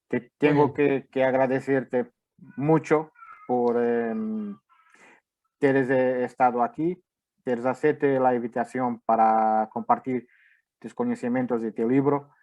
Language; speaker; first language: Spanish; non-native, fluent; Portuguese